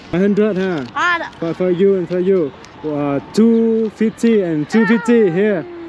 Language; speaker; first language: English; non-native, learner; Vietnamese